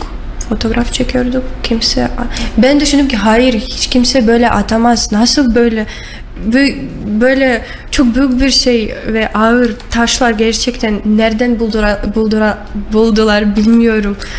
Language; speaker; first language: Turkish; non-native, learner; Russian